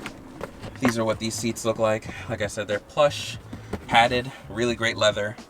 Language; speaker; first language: English; native; English